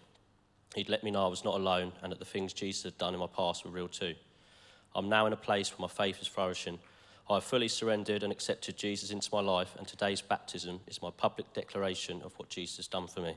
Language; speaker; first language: English; native; English